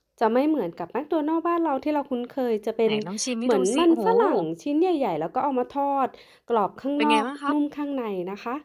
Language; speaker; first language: Thai; native; Thai